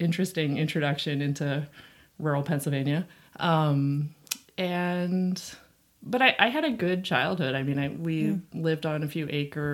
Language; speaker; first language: English; native; English